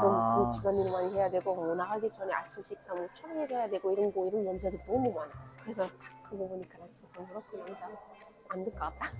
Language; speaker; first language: Korean; non-native, fluent; Arabic